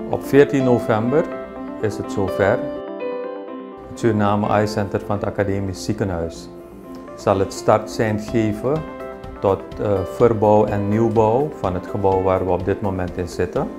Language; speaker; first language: Dutch; native; Dutch